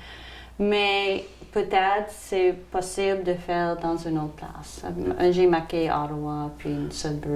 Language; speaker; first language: French; non-native, local second language; English